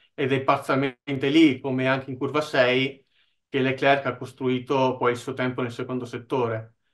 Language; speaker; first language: Italian; native; Italian